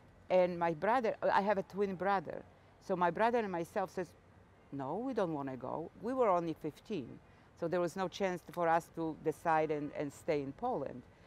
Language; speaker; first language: English; non-native, fluent; Polish